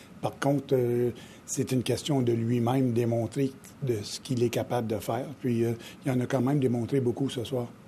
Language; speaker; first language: French; native; French